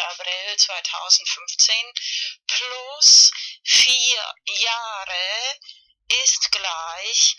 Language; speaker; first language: German; non-native, fluent; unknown